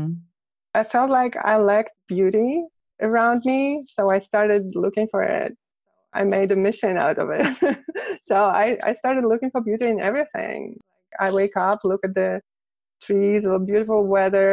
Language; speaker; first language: English; non-native, fluent; Russian